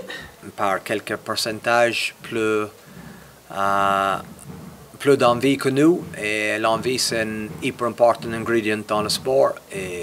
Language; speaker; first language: French; non-native, fluent; English